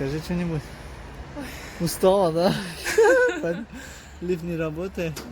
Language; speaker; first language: Russian; non-native, local second language; Tajik